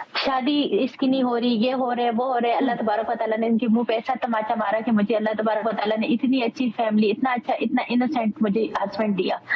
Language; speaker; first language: Urdu; non-native, local second language; Pashto